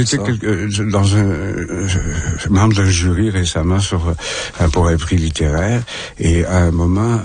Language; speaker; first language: French; native; French